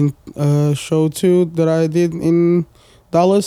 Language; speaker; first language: English; non-native, fluent; Portuguese